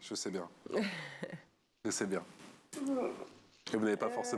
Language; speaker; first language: French; native; French